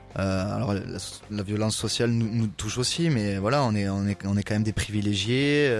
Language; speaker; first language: French; native; French